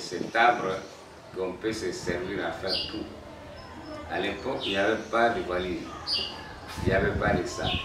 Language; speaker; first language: French; non-native, local second language; Bambara